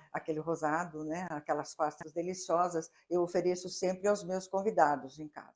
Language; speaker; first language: Portuguese; native; Portuguese